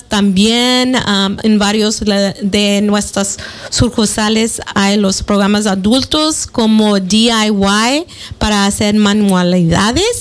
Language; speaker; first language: Spanish; non-native, fluent; English